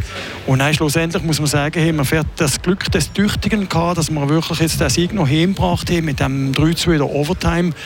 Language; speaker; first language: German; native; German